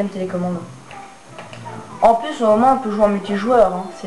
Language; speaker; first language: French; native; French